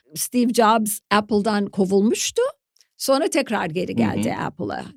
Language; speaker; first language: Turkish; native; Turkish